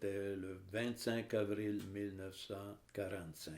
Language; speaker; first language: French; non-native, fluent; Italian